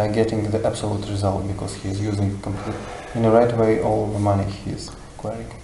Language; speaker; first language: English; non-native, fluent; Russian